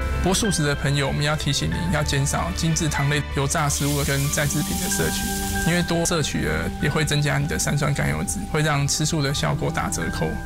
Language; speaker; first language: Chinese; native; Chinese